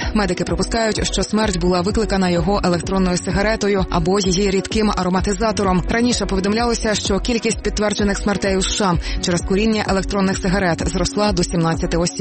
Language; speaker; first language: Ukrainian; native; Ukrainian